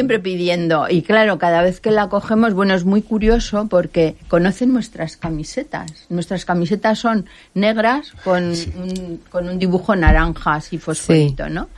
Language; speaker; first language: Spanish; native; Spanish